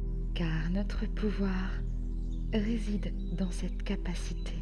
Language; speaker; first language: French; native; French